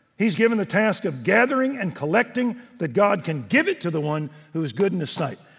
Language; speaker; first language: English; native; English